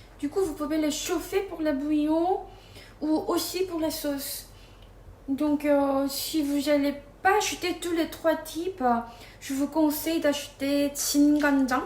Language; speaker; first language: French; non-native, fluent; Korean